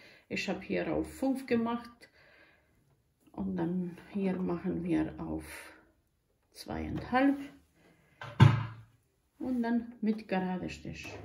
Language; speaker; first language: German; non-native, learner; Croatian